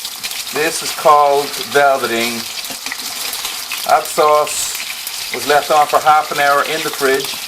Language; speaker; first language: English; native; English